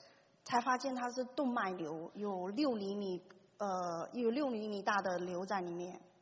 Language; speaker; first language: Chinese; native; Chinese